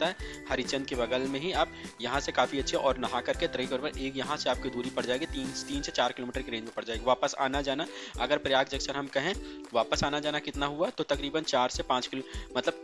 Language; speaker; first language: Hindi; native; Hindi